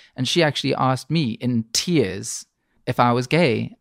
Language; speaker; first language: English; native; English